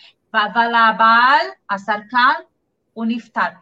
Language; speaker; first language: Hebrew; non-native, fluent; Portuguese